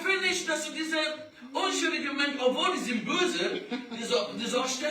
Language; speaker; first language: German; non-native, learner; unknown